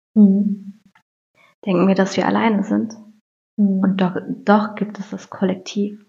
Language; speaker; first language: German; early bilingual, other home language; Turkish